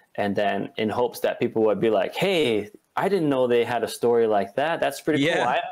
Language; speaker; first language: English; native; English